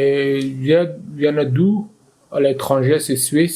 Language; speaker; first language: French; non-native, learner; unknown